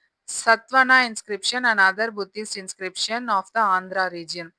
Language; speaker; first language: English; non-native, local second language; Tamil